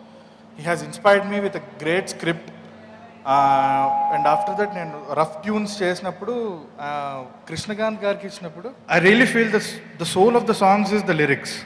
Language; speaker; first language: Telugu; non-native, fluent; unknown